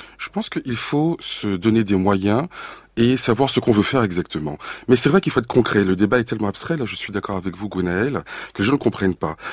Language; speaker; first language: French; native; French